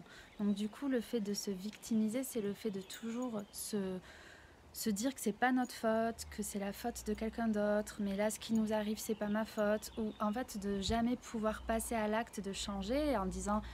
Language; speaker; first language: French; native; French